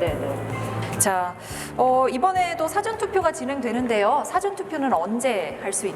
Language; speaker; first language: Korean; native; Korean